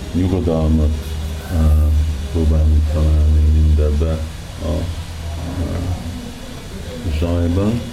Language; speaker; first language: Hungarian; early bilingual, heritage; Hungarian